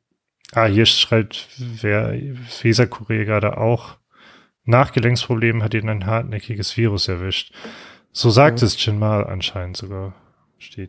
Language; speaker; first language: German; native; German